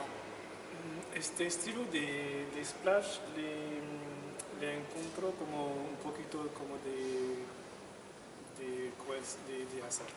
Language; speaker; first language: Spanish; non-native, learner; French